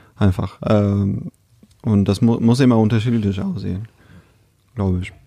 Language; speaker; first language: German; non-native, fluent; Russian